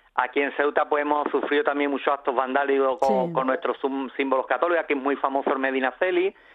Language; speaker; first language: Spanish; native; Spanish